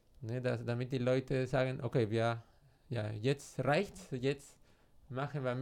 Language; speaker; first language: German; non-native, fluent; Spanish